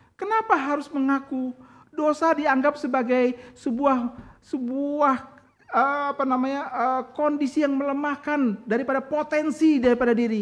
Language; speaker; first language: Indonesian; native; Indonesian